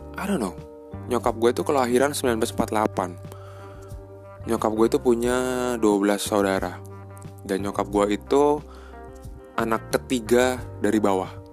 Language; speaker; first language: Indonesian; native; Indonesian